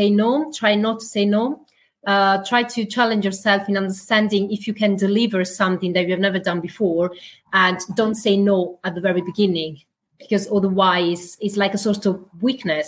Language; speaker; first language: English; non-native, fluent; Italian